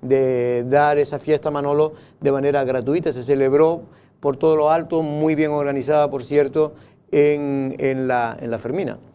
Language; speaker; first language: Spanish; native; Spanish